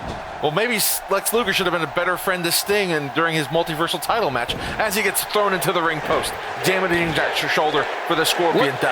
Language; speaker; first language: English; native; English